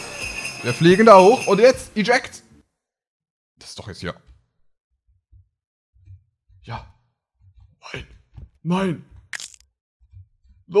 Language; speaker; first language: German; native; German